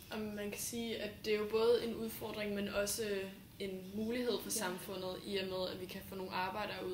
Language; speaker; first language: Danish; native; Danish